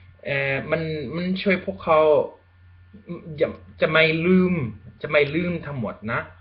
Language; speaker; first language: Thai; non-native, learner; Spanish